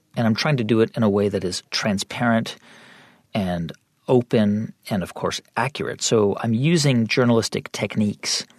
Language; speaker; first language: English; native; English